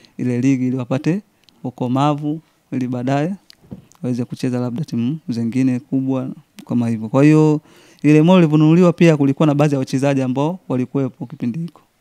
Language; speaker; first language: Swahili; native; Swahili